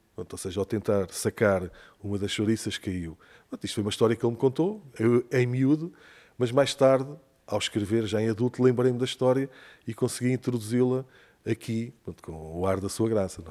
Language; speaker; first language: Portuguese; native; Portuguese